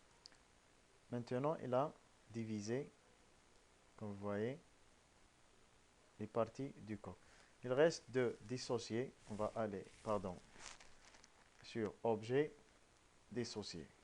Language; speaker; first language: French; non-native, local second language; Arabic